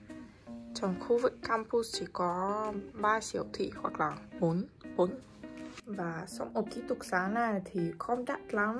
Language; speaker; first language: Vietnamese; non-native, fluent; Russian